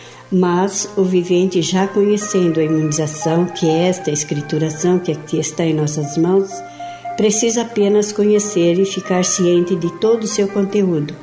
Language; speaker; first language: Portuguese; native; Portuguese